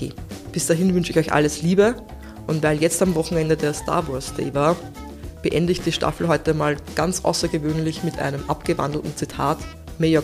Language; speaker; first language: German; native; German